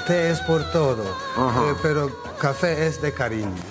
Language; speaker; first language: Spanish; non-native, learner; Turkish